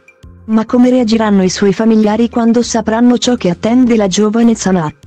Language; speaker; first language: Italian; native; Italian